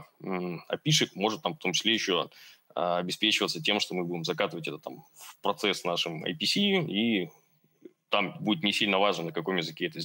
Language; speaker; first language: Russian; native; Russian